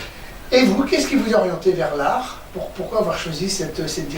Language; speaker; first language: French; native; French